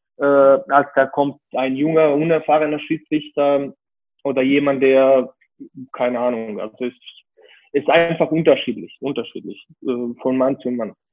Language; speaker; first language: German; non-native, fluent; Serbian